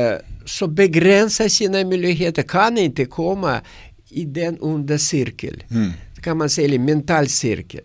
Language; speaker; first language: Swedish; non-native, learner; Russian